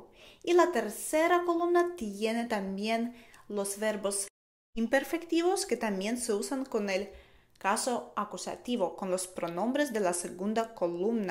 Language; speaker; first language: Spanish; non-native, fluent; Russian